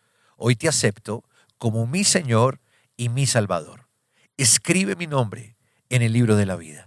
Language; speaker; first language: Spanish; native; Spanish